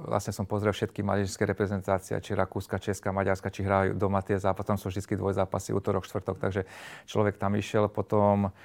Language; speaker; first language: Slovak; non-native, local second language; Hungarian